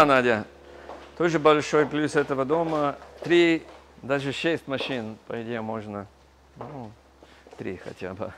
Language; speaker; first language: Russian; non-native, learner; English